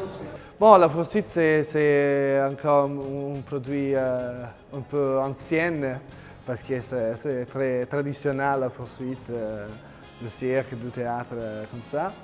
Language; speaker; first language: French; non-native, learner; Italian